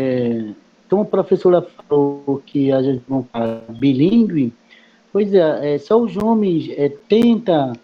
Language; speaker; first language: Portuguese; non-native, local second language; Kayapó